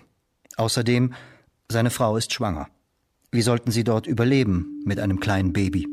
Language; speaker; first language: German; native; German